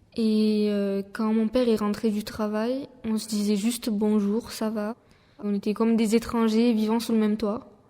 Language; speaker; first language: French; native; French